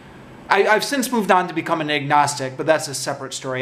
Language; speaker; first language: English; native; English